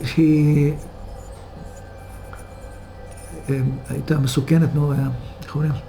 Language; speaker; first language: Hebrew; early bilingual, other home language; Hungarian